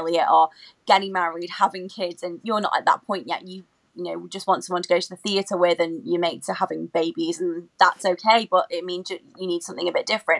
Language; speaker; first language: English; native; English